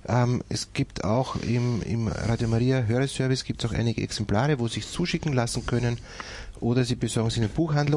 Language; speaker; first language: German; native; German